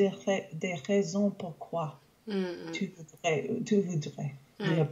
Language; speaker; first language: French; non-native, local second language; English